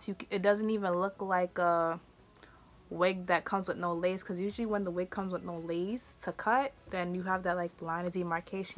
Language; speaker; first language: English; native; English